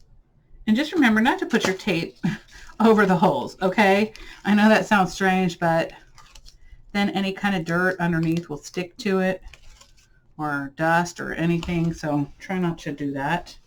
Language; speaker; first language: English; native; English